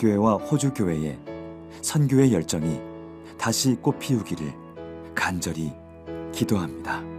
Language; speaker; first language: Korean; native; Korean